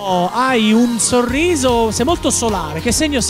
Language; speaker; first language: Italian; native; Italian